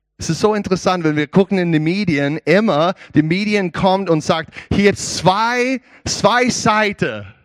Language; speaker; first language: German; non-native, learner; English